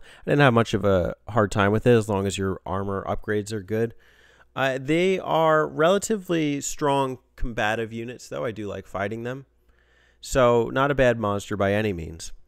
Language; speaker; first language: English; native; English